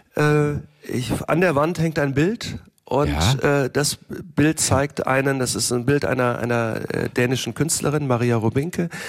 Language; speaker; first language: German; native; German